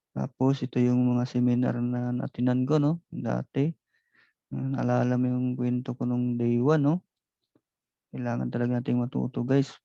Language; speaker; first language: Filipino; non-native, local second language; Cebuano